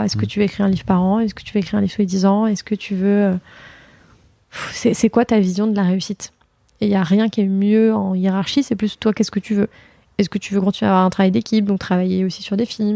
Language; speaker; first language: French; native; French